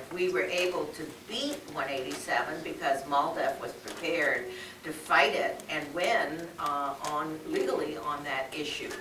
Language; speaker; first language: English; native; English